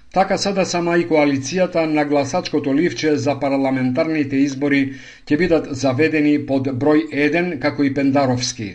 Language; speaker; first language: Macedonian; native; Macedonian